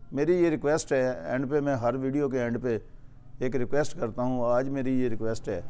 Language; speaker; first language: Urdu; non-native, local second language; Punjabi